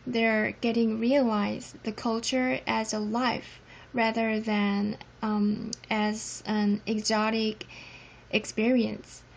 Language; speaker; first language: English; non-native, fluent; Korean